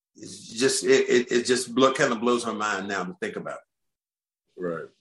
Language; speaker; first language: English; native; English